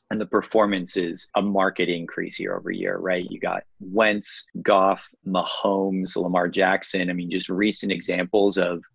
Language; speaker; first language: English; native; English